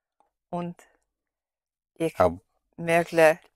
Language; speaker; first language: German; non-native, learner; English